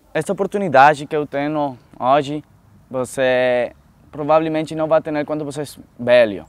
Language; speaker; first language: Portuguese; non-native, fluent; Spanish